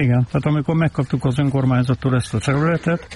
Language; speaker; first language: Hungarian; native; Hungarian